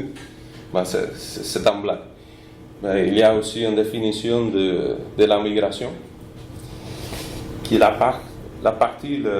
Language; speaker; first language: French; non-native, fluent; Spanish